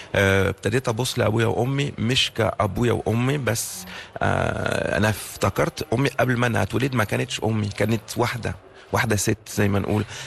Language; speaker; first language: Arabic; early bilingual, heritage; Arabic